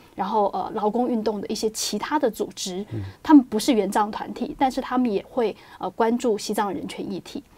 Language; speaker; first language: Chinese; native; Chinese